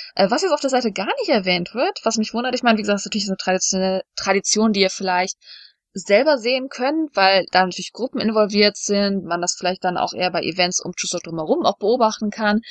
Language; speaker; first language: German; native; German